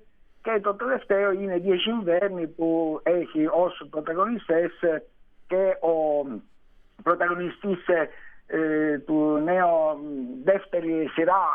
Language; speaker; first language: Greek; non-native, learner; Italian